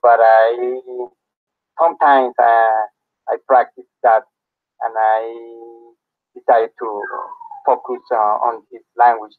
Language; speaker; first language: English; non-native, learner; Spanish